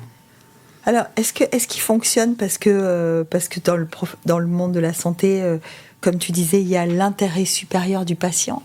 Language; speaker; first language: French; native; French